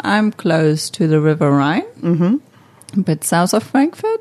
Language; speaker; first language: English; non-native, fluent; German